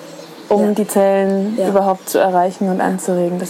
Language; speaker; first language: German; native; German